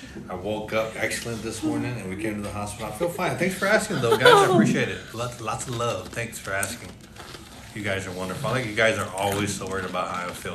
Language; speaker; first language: English; early bilingual, other home language; Spanish